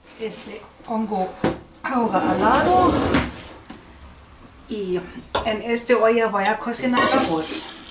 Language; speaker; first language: Spanish; non-native, fluent; Swedish